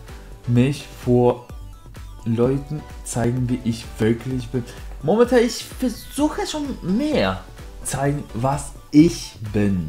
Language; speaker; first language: German; non-native, learner; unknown